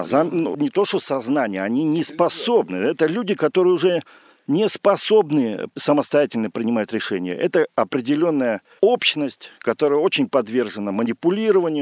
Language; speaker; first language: Russian; native; Russian